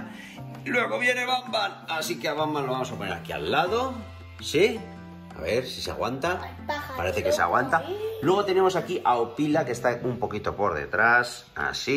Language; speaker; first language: Spanish; native; Spanish